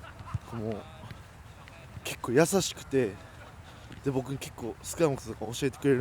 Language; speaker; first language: Japanese; native; Japanese